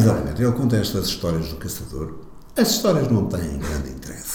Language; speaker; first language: Portuguese; native; Portuguese